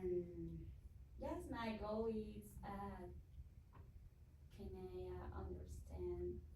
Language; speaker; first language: English; non-native, learner; Spanish